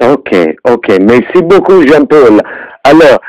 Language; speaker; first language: French; non-native, learner; Italian